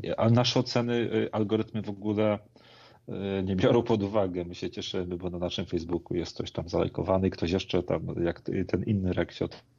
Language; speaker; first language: Polish; native; Polish